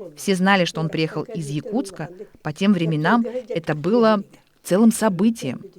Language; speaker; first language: Russian; non-native, local second language; Yakut